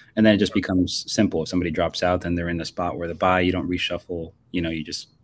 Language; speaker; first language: English; native; English